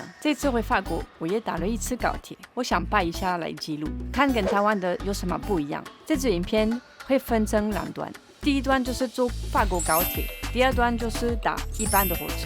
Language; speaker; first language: Chinese; non-native, fluent; French